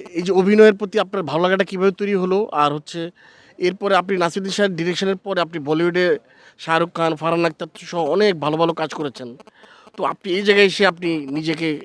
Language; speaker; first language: Bangla; native; Bangla